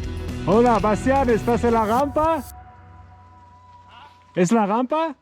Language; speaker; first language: Spanish; non-native, learner; French